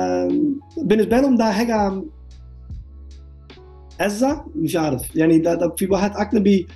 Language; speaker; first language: Arabic; non-native, learner; Dutch